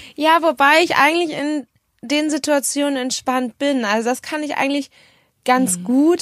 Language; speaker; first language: German; native; German